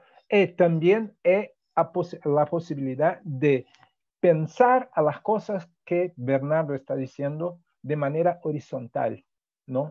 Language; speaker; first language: Spanish; non-native, fluent; Portuguese